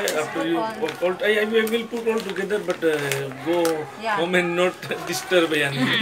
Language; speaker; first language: English; non-native, learner; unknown